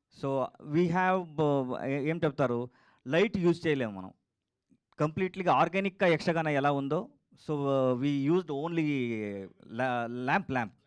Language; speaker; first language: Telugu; non-native, learner; Kannada